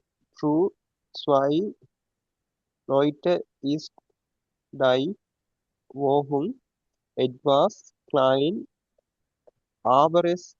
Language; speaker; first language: German; non-native, learner; Tamil